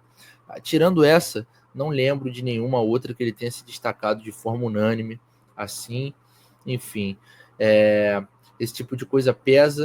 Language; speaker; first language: Portuguese; native; Portuguese